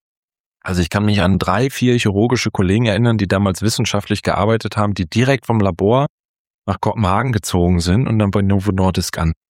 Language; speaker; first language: German; native; German